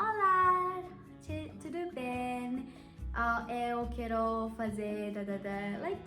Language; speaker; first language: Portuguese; non-native, learner; Japanese